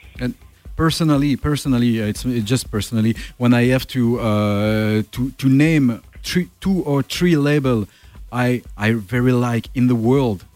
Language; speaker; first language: English; non-native, learner; French